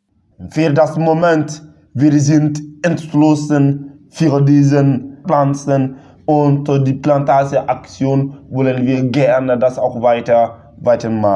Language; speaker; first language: German; non-native, learner; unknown